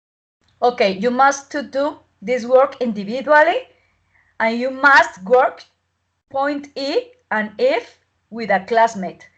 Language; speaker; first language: English; non-native, learner; Spanish